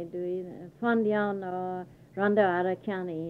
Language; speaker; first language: Welsh; early bilingual, heritage; Welsh